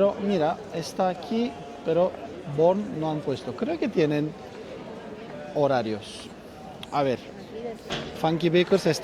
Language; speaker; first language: Spanish; non-native, learner; Turkish